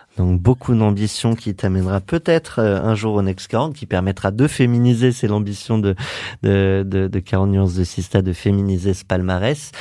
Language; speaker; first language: French; native; French